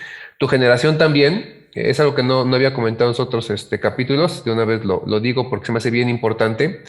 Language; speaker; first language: Spanish; native; Spanish